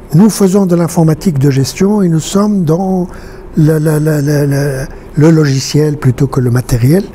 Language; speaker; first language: French; non-native, local second language; Arabic